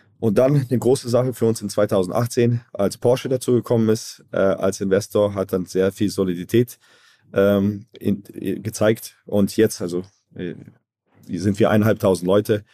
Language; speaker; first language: German; early bilingual, other home language; Croatian